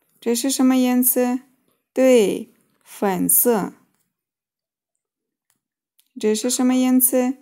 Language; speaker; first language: Chinese; non-native, fluent; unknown